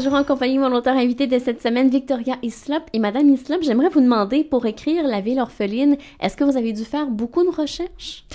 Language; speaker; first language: French; native; French